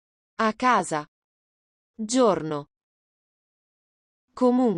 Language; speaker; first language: Italian; non-native, learner; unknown